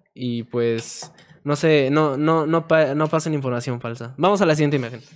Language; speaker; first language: Spanish; native; Spanish